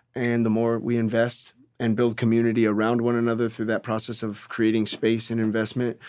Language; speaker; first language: English; native; English